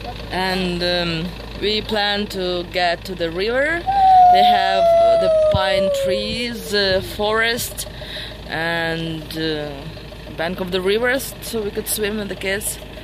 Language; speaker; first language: English; non-native, fluent; Ukrainian